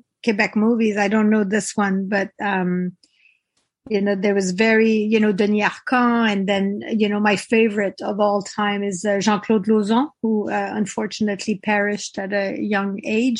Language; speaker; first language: English; non-native, fluent; French